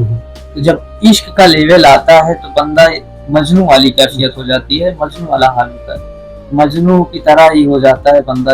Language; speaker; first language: Hindi; native; Hindi